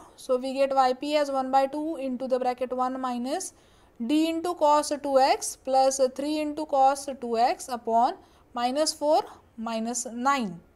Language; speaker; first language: English; non-native, local second language; Marathi